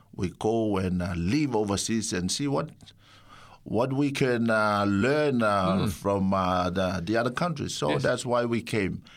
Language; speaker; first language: English; non-native, fluent; Samoan